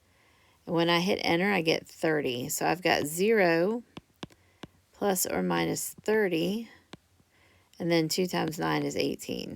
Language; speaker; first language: English; native; English